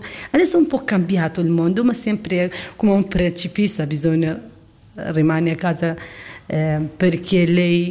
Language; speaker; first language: Italian; non-native, learner; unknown